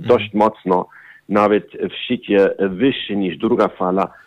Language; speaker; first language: Polish; non-native, learner; German